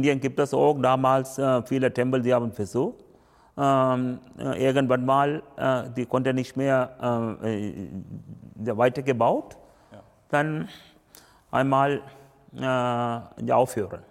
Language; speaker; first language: German; non-native, learner; Tamil